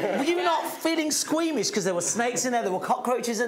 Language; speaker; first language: English; native; English